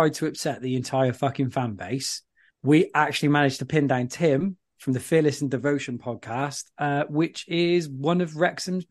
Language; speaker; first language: English; native; English